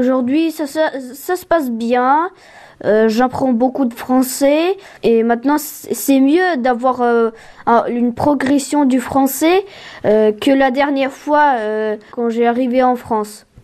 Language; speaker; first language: French; early bilingual, other home language; Ukrainian